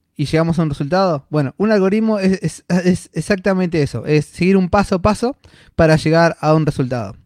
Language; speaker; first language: Spanish; native; Spanish